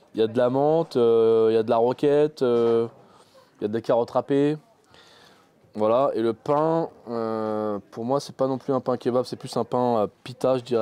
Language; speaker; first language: French; native; French